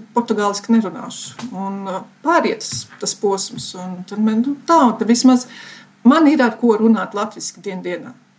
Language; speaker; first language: Latvian; native; Latvian